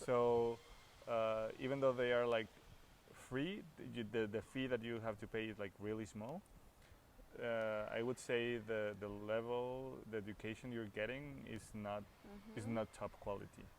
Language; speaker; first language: English; non-native, fluent; Spanish